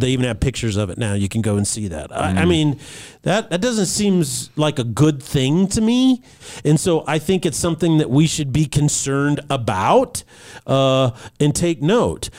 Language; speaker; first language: English; native; English